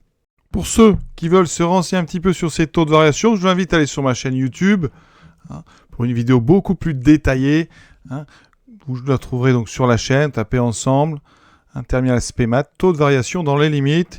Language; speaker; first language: French; native; French